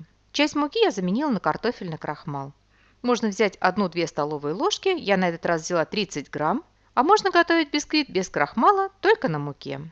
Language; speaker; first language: Russian; native; Russian